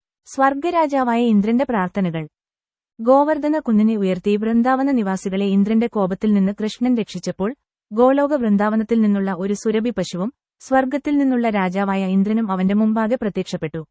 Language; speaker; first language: Malayalam; native; Malayalam